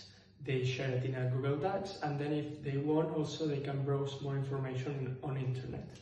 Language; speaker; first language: English; non-native, fluent; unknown